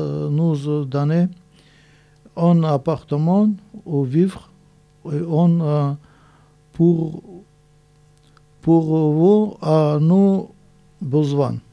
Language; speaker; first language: French; non-native, learner; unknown